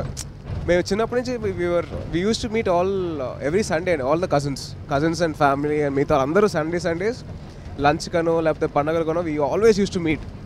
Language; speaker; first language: Telugu; native; Telugu